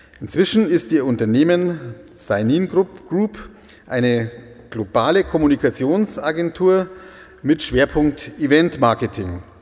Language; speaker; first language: German; native; German